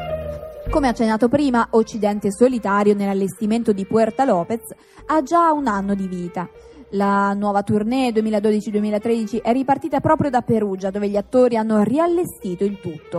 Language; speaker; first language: Italian; native; Italian